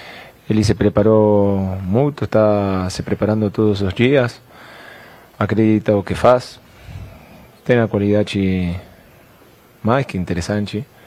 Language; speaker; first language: Portuguese; non-native, fluent; Spanish